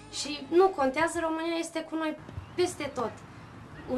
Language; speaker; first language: Romanian; early bilingual, heritage; Romanian